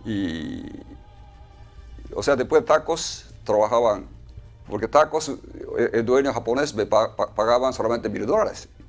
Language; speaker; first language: Spanish; non-native, fluent; Japanese